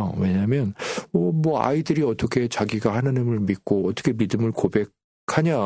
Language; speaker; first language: Korean; native; Korean